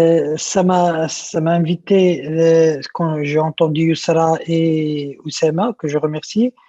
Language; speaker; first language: French; non-native, local second language; Arabic